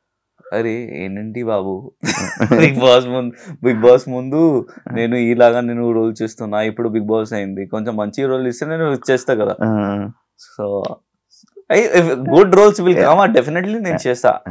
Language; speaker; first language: Telugu; non-native, learner; Hindi